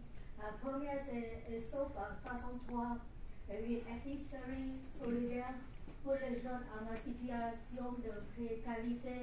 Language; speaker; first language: French; non-native, learner; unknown